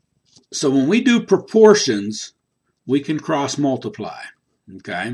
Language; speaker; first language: English; native; English